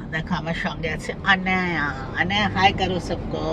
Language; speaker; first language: Hindi; non-native, local second language; Bangla